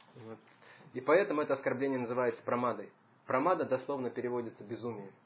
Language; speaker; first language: Russian; native; Russian